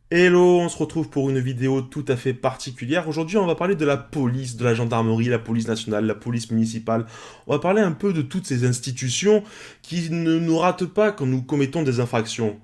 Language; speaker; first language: French; native; French